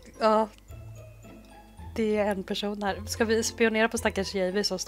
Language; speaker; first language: Swedish; native; Swedish